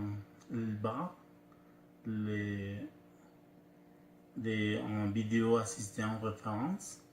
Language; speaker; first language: French; non-native, learner; Spanish